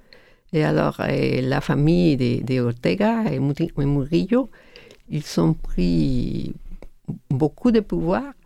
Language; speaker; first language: French; non-native, learner; Spanish